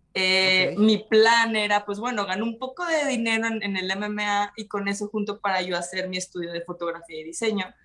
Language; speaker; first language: Spanish; native; Spanish